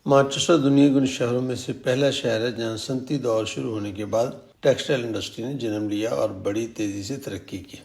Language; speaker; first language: Urdu; native; Urdu